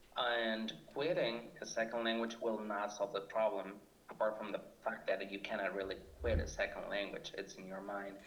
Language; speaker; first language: English; non-native, fluent; Spanish